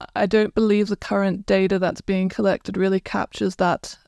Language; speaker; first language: English; non-native, fluent; Croatian